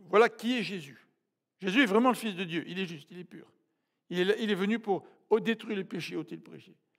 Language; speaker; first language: French; native; French